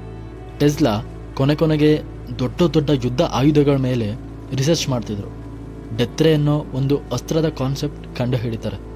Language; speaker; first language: Kannada; native; Kannada